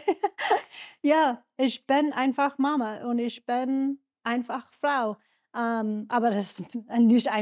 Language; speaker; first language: German; non-native, learner; English